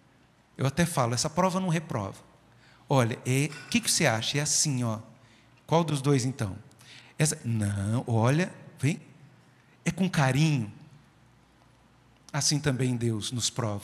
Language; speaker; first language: Portuguese; native; Portuguese